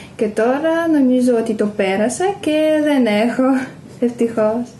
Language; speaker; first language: Greek; non-native, learner; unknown